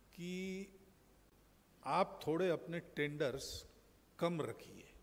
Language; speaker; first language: Hindi; non-native, local second language; Marathi